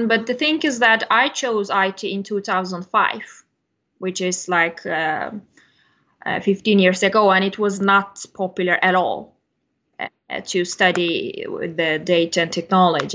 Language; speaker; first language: English; non-native, fluent; Turkish